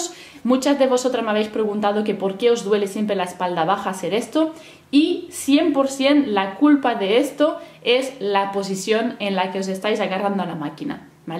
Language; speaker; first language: Spanish; native; Spanish